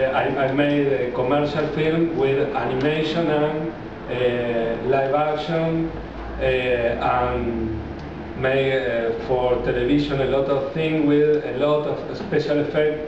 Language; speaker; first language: English; non-native, learner; Spanish